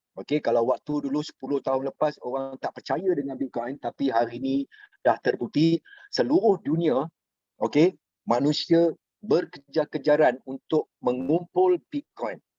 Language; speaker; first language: Malay; native; Malay